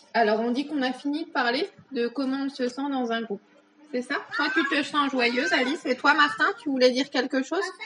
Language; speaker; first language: French; native; French